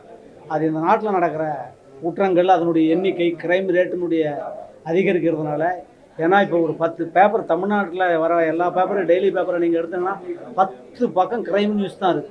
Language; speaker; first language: Tamil; native; Tamil